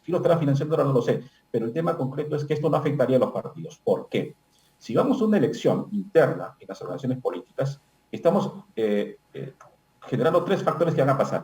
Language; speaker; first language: Spanish; native; Spanish